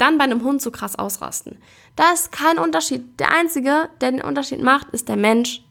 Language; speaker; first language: German; native; German